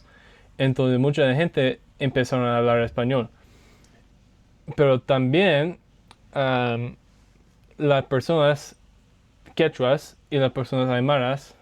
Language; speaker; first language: Spanish; non-native, learner; English